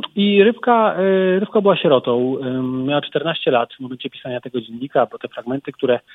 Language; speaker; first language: Polish; native; Polish